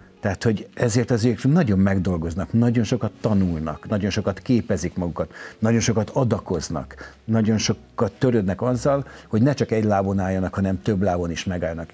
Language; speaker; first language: Hungarian; native; Hungarian